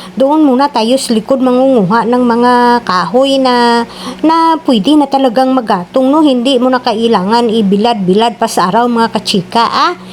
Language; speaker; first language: Filipino; non-native, local second language; Kinaray-a